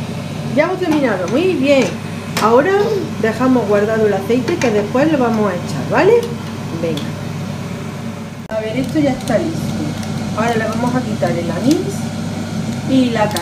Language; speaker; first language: Spanish; native; Spanish